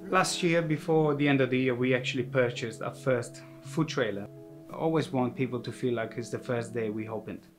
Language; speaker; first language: English; non-native, fluent; Italian